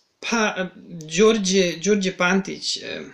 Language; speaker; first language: Serbian; native; Serbian